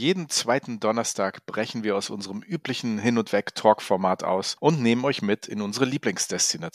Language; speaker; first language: German; native; German